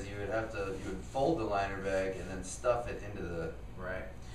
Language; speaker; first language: English; native; English